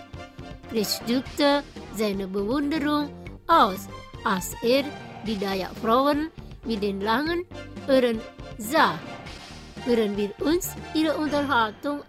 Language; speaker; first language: German; non-native, learner; Indonesian